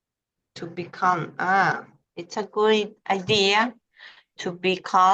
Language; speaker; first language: English; non-native, learner; Spanish